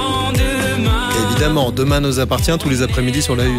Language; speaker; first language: French; native; French